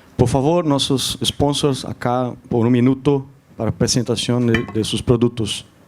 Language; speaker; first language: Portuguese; non-native, learner; Spanish